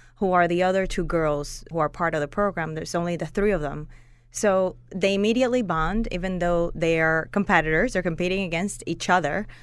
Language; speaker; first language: English; non-native, fluent; Spanish